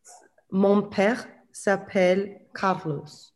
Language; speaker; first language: French; non-native, learner; English